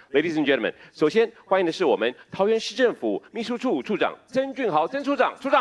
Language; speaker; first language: Chinese; native; Chinese